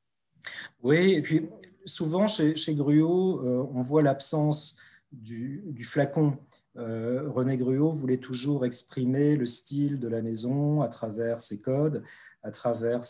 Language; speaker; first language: French; native; French